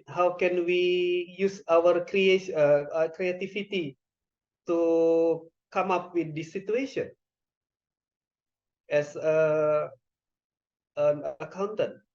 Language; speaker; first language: English; non-native, local second language; Indonesian